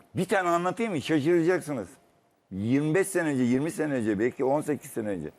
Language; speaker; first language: Turkish; native; Turkish